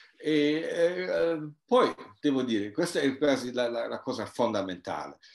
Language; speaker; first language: Italian; non-native, fluent; German